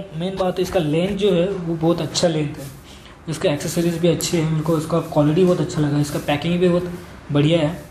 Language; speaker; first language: Hindi; non-native, local second language; Marathi